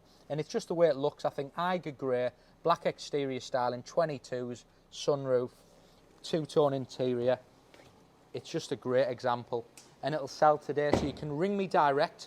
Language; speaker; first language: English; native; English